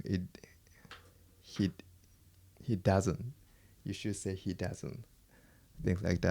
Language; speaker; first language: English; non-native, fluent; Japanese